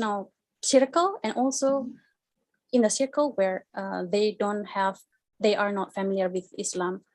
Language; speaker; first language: English; non-native, fluent; Indonesian